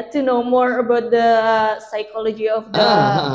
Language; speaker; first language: English; non-native, learner; Indonesian